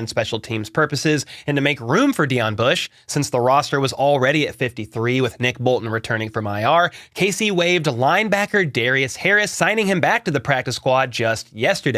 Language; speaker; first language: English; native; English